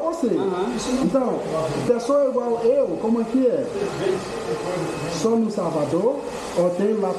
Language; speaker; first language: Portuguese; non-native, fluent; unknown